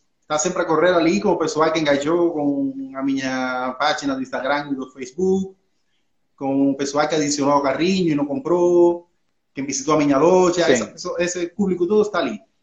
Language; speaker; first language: Portuguese; non-native, fluent; Spanish